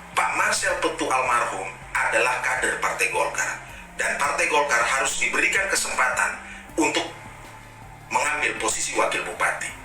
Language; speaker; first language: Indonesian; native; Indonesian